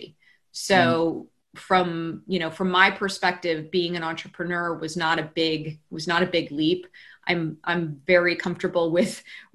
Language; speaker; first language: English; native; English